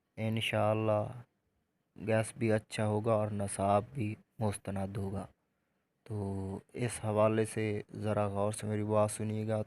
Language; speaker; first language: Urdu; non-native, local second language; Punjabi